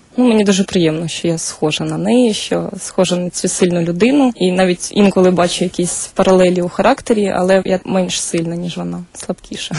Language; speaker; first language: Ukrainian; native; Ukrainian